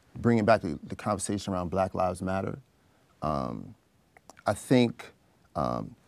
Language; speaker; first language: English; native; English